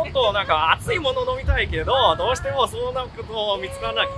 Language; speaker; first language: Japanese; non-native, learner; Chinese